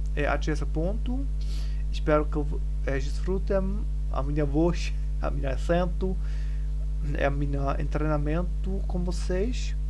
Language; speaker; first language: Portuguese; non-native, learner; German